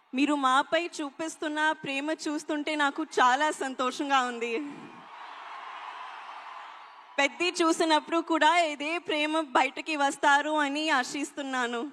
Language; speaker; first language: Telugu; non-native, local second language; Hindi